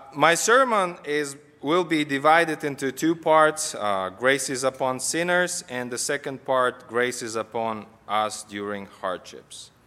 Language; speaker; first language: English; non-native, fluent; Russian